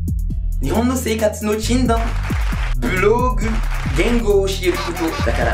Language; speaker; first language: Japanese; non-native, fluent; French